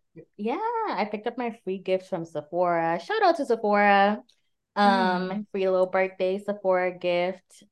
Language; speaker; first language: English; native; English